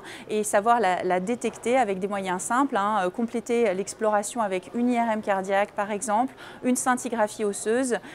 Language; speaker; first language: French; native; French